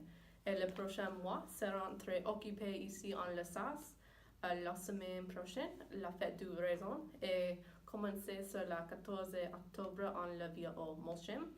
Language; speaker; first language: French; non-native, learner; English